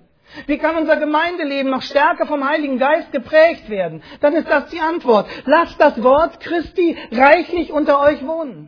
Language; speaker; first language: German; native; German